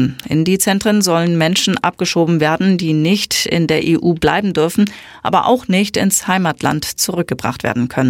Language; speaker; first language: German; native; German